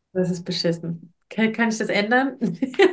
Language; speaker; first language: German; native; German